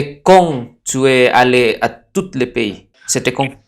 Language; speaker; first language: French; non-native, fluent; Indonesian